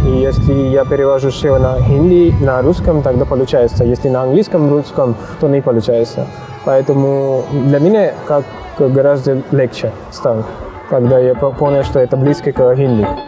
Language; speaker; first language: Russian; non-native, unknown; Hindi